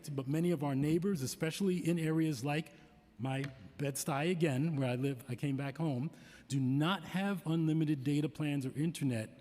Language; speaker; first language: English; native; English